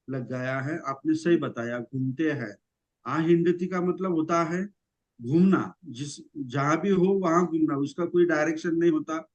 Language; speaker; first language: Hindi; non-native, local second language; Marathi